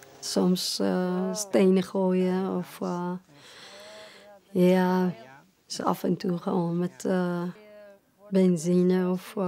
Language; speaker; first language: Dutch; non-native, fluent; Persian